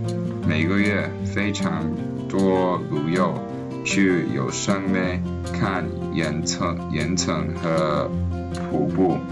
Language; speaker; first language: Chinese; non-native, learner; English